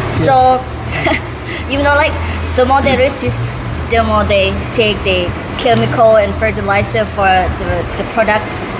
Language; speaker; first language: English; non-native, learner; Thai